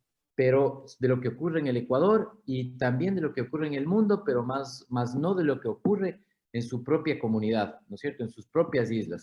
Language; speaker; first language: Spanish; native; Spanish